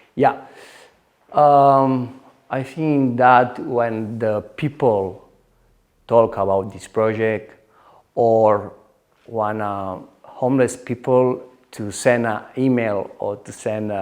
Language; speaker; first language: English; non-native, learner; Spanish